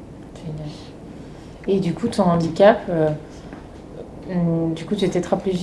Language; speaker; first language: French; native; French